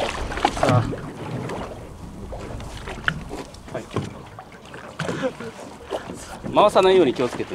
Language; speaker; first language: Japanese; native; Japanese